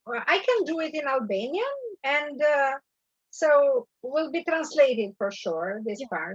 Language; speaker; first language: English; non-native, learner; Albanian